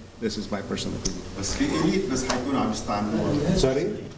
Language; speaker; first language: English; non-native, fluent; Arabic